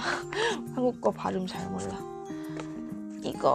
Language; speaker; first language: Korean; non-native, fluent; Thai